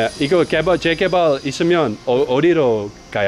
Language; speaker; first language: Korean; non-native, learner; Dutch